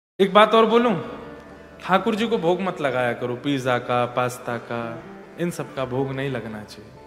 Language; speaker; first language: Hindi; native; Hindi